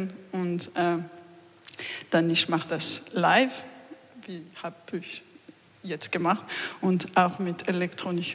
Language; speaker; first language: German; non-native, learner; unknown